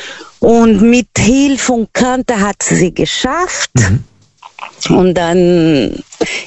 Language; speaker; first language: German; non-native, learner; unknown